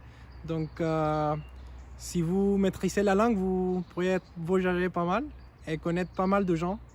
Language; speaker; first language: French; non-native, fluent; Spanish